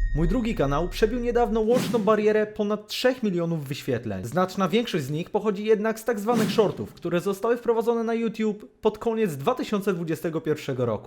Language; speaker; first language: Polish; native; Polish